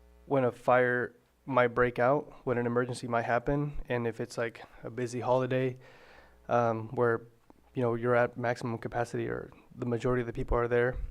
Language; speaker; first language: English; native; English